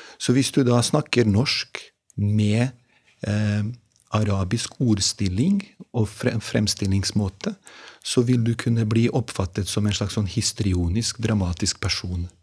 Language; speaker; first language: Norwegian; non-native, fluent; Bosnian